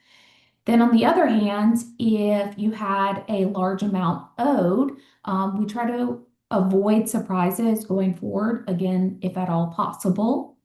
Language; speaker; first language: English; native; English